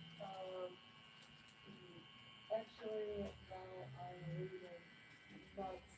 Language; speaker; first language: English; non-native, learner; Ukrainian